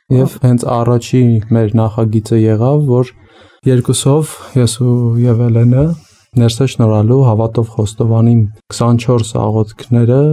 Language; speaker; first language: Armenian; native; Armenian